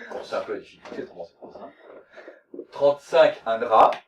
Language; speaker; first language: French; native; French